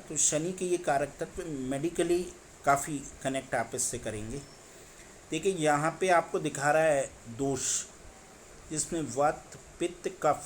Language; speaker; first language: Hindi; native; Hindi